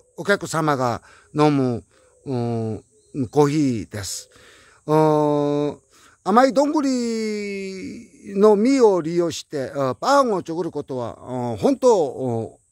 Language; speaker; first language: Japanese; non-native, learner; Korean